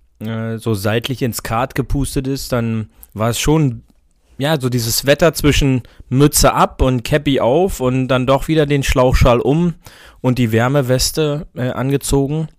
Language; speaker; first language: German; native; German